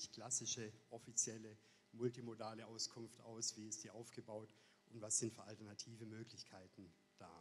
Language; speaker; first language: German; native; German